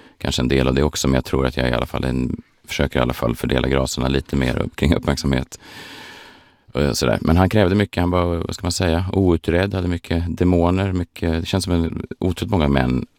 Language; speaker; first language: Swedish; native; Swedish